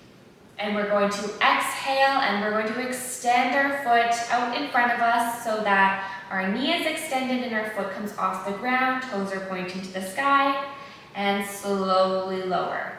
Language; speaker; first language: English; native; English